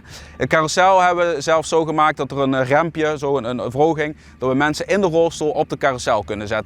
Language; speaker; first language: Dutch; native; Dutch